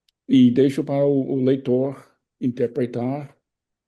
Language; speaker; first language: Portuguese; non-native, fluent; English